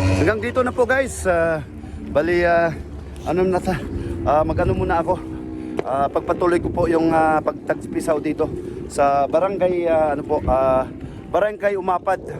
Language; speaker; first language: Filipino; non-native, local second language; Cebuano